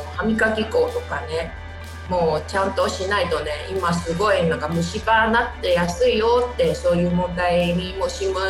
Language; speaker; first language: Japanese; non-native, fluent; Chinese